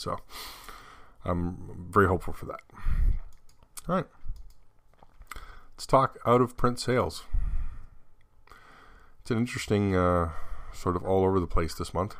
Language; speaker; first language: English; native; English